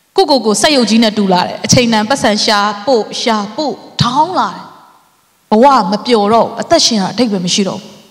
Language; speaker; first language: Burmese; non-native, local second language; Hakha Chin